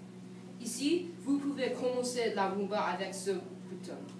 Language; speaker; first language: French; non-native, learner; English